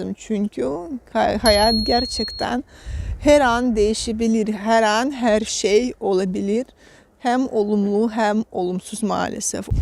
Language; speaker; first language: Turkish; non-native, fluent; Russian